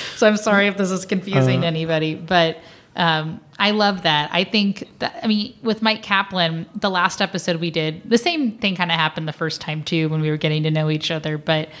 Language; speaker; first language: English; native; English